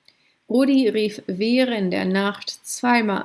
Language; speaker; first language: German; non-native, fluent; English